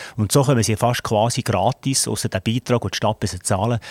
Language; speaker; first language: German; native; German